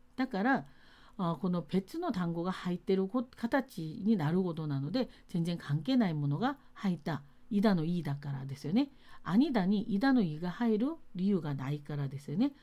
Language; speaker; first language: Japanese; non-native, fluent; Korean